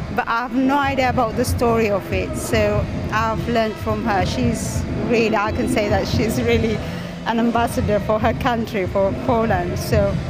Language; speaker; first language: English; non-native, fluent; Amharic